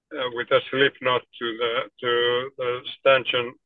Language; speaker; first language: English; non-native, fluent; Finnish